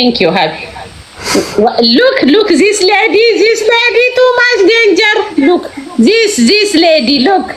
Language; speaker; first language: English; non-native, learner; Amharic